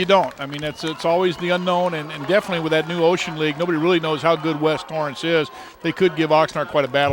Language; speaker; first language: English; native; English